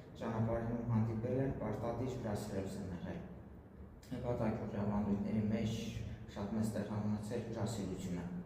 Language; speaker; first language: Armenian; native; Armenian